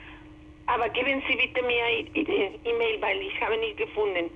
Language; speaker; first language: German; non-native, learner; Spanish